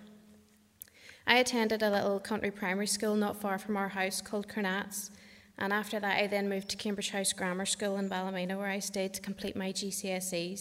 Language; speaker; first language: English; native; English